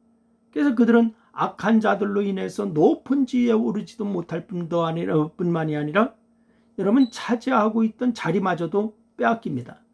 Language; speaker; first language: Korean; native; Korean